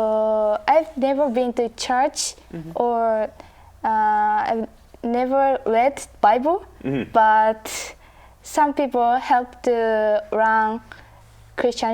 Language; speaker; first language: English; non-native, learner; Japanese